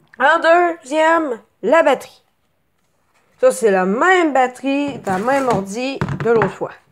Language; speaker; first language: French; native; French